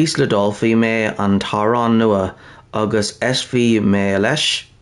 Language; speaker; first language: Irish; non-native, learner; English